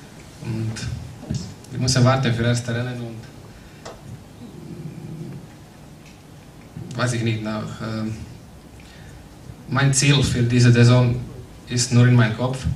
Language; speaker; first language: German; non-native, learner; Slovak